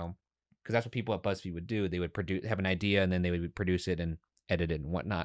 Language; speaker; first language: English; native; English